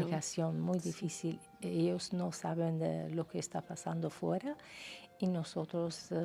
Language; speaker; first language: Spanish; non-native, fluent; Persian